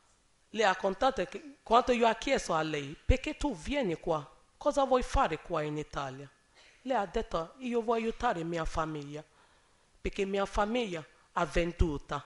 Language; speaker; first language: Italian; non-native, learner; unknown